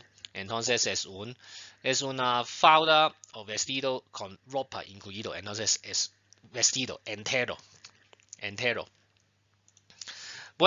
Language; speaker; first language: Spanish; non-native, fluent; Chinese